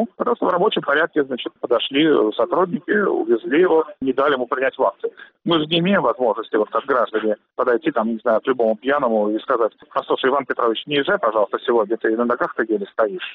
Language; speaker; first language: Russian; native; Russian